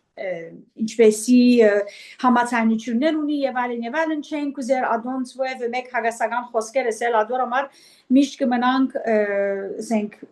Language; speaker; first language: Armenian; early bilingual, heritage; Armenian